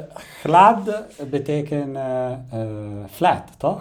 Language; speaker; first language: Dutch; non-native, learner; Italian